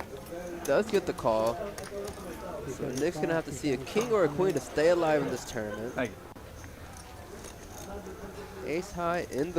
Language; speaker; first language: English; native; English